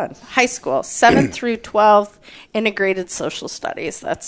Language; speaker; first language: English; native; English